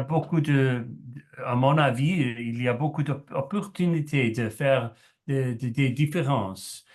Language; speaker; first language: French; non-native, learner; English